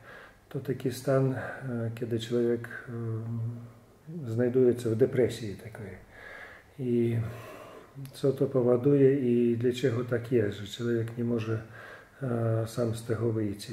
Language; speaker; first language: Polish; non-native, fluent; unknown